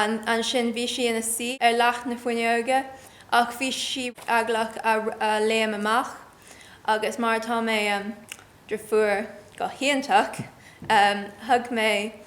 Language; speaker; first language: Irish; non-native, learner; English